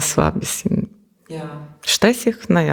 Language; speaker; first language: German; non-native, learner; Russian